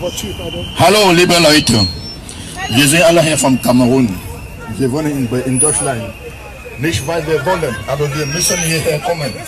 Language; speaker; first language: German; non-native, learner; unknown